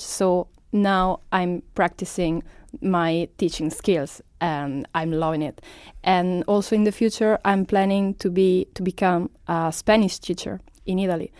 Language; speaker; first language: English; non-native, learner; Italian